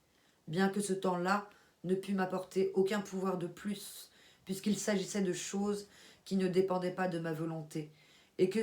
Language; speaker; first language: French; native; French